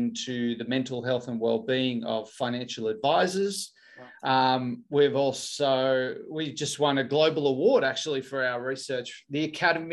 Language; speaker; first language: English; native; English